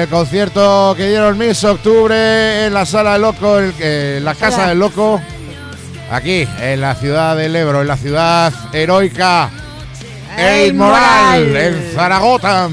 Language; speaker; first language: Spanish; native; Spanish